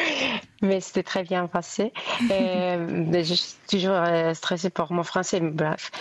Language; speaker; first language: French; non-native, fluent; Greek